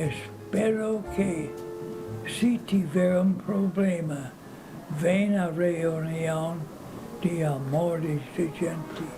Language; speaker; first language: Portuguese; non-native, fluent; English